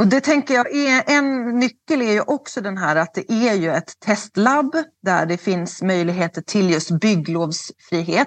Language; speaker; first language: Swedish; native; Swedish